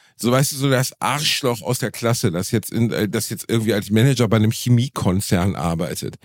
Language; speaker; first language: German; native; German